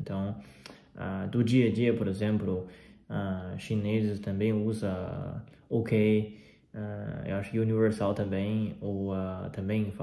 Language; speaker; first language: Portuguese; non-native, fluent; Chinese